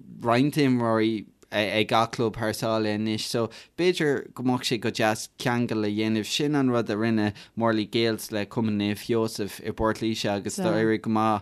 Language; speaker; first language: Irish; native; Irish